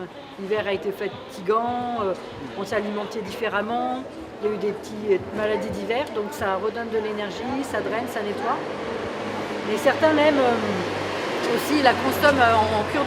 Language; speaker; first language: French; native; French